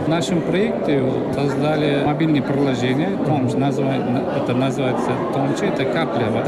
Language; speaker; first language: Russian; non-native, local second language; Uzbek